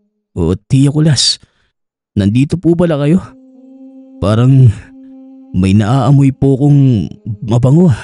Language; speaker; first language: Filipino; native; Filipino